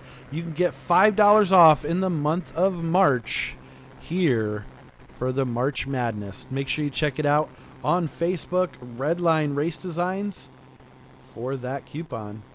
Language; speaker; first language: English; native; English